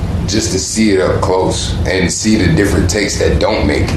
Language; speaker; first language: English; native; English